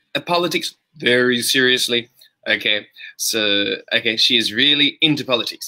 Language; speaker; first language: English; native; English